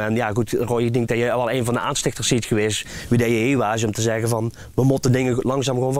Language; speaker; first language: Dutch; native; Dutch